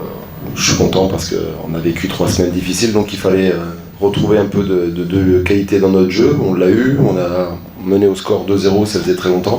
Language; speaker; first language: French; native; French